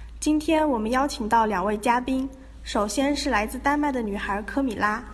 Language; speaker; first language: Chinese; native; Chinese